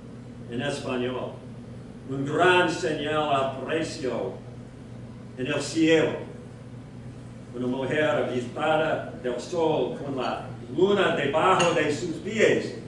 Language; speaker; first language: Spanish; non-native, learner; English